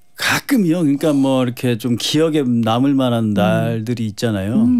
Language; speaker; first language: Korean; native; Korean